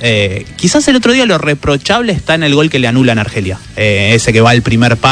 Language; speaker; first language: Spanish; native; Spanish